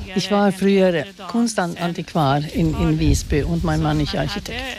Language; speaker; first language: German; non-native, fluent; Swedish